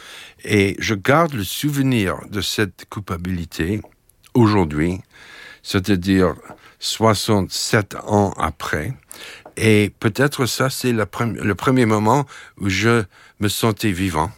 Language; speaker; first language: French; non-native, fluent; English